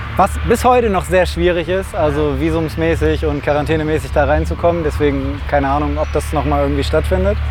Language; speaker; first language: German; native; German